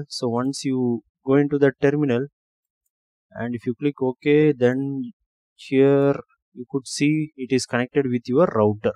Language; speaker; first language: English; non-native, local second language; Tamil